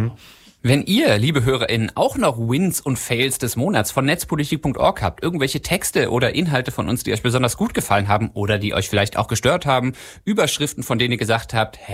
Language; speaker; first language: German; native; German